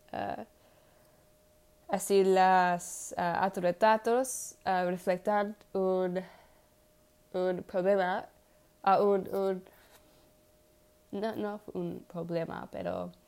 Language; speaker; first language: Spanish; non-native, learner; English